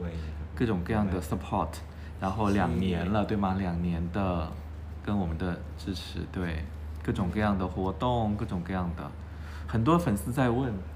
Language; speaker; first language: Chinese; non-native, fluent; Thai